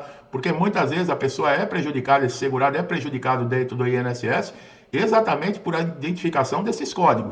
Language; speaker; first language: Portuguese; native; Portuguese